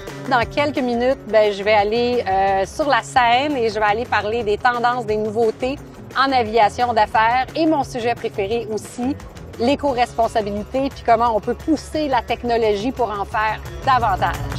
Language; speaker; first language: French; native; French